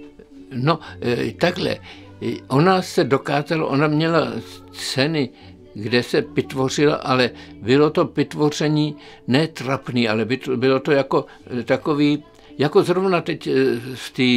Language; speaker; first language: Czech; native; Czech